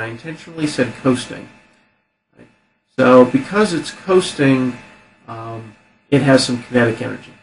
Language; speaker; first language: English; native; English